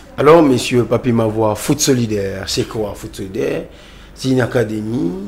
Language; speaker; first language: French; non-native, local second language; Lingala